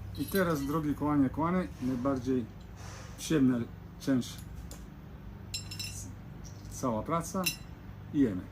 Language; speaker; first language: Polish; non-native, learner; Italian